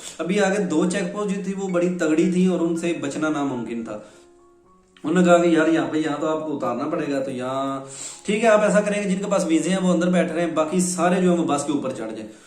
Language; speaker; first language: Urdu; non-native, local second language; Punjabi